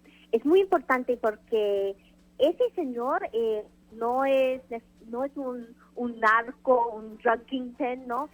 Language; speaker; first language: Spanish; non-native, fluent; English